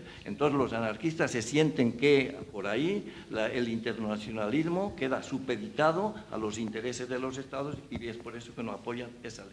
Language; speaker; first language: Spanish; native; Spanish